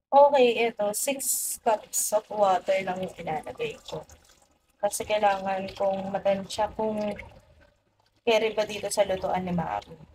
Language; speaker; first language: Filipino; native; Filipino